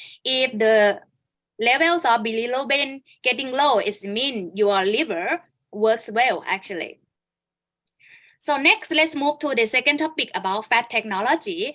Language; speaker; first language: English; non-native, fluent; Japanese